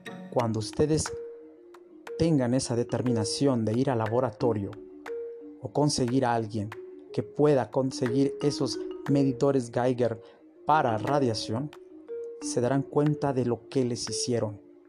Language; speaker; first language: Spanish; native; Spanish